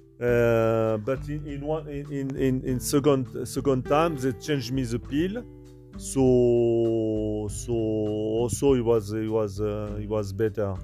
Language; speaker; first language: English; non-native, learner; French